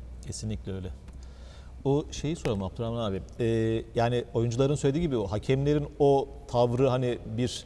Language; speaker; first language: Turkish; native; Turkish